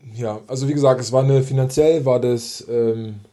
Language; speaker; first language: German; native; German